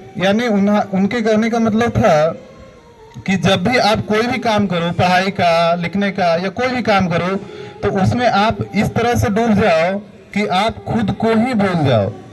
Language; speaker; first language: Hindi; native; Hindi